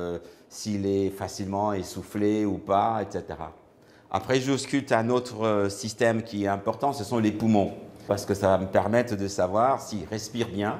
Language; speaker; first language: French; native; French